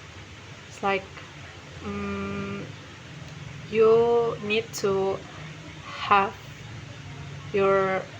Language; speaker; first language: English; non-native, learner; Indonesian